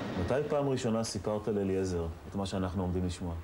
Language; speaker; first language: Hebrew; native; Hebrew